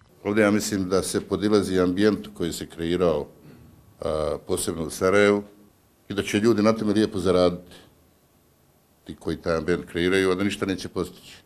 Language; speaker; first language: Croatian; native; Croatian